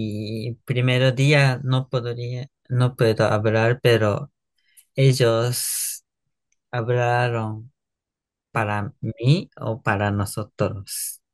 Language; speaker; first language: Spanish; non-native, learner; Japanese